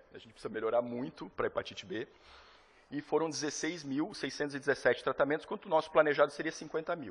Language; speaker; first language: Portuguese; native; Portuguese